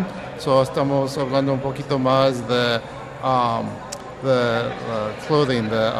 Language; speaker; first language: Spanish; non-native, fluent; English